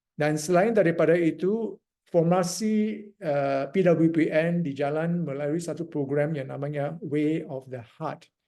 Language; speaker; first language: Malay; non-native, local second language; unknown